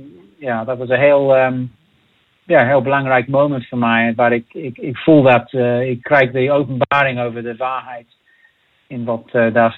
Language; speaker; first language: Dutch; non-native, fluent; English